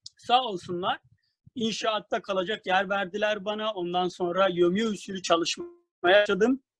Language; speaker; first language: Turkish; native; Turkish